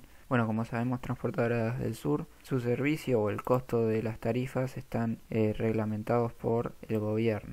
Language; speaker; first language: Spanish; native; Spanish